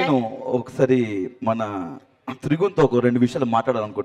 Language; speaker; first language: Telugu; native; Telugu